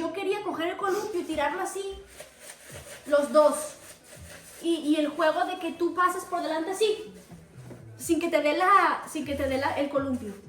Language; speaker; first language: Spanish; early bilingual, other home language; Portuguese